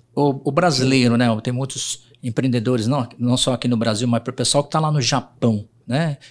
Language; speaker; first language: Portuguese; native; Portuguese